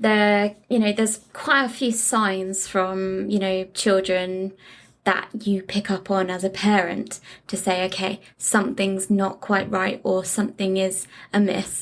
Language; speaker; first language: English; native; English